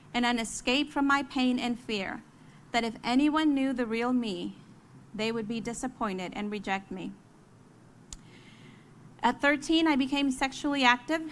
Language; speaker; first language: English; early bilingual, other home language; Spanish